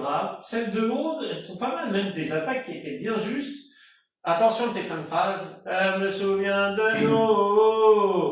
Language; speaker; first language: French; native; French